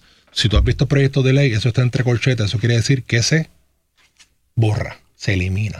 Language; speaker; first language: Spanish; native; Spanish